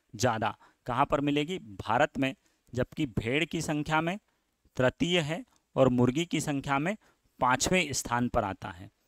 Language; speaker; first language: Hindi; native; Hindi